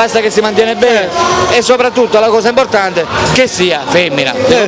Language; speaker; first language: Italian; native; Italian